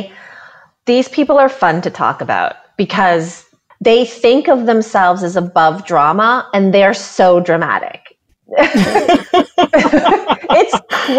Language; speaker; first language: English; native; English